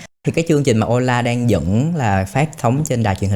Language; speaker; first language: Vietnamese; native; Vietnamese